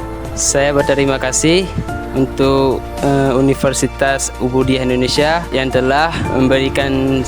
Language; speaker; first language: Indonesian; non-native, local second language; Achinese